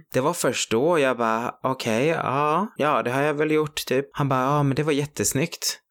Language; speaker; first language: Swedish; early bilingual, other home language; Spanish